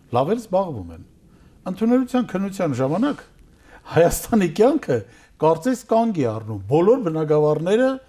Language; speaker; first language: Armenian; native; Armenian